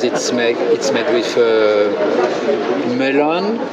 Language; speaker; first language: English; non-native, fluent; French